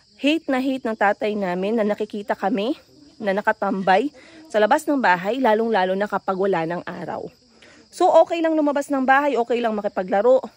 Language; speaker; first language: Filipino; non-native, local second language; Cebuano